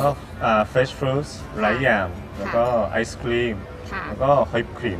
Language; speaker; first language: Thai; non-native, learner; Japanese